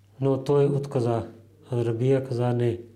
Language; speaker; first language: Bulgarian; non-native, fluent; Urdu